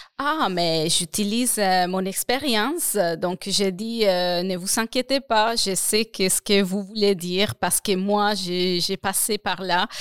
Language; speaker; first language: French; non-native, fluent; Spanish